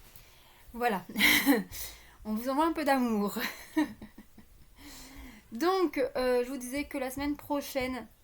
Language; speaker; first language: French; native; French